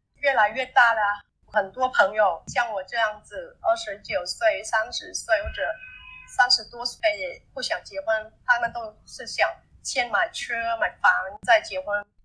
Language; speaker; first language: Chinese; non-native, fluent; Vietnamese